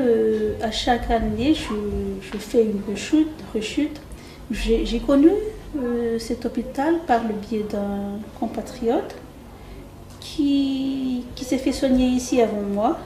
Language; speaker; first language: French; non-native, local second language; Malagasy